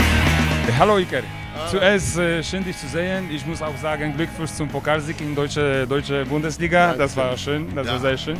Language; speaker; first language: German; non-native, fluent; Polish